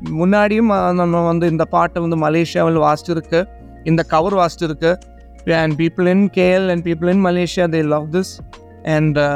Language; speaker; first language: Tamil; non-native, learner; Malayalam